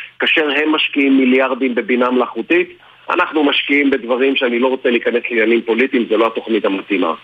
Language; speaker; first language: Hebrew; native; Hebrew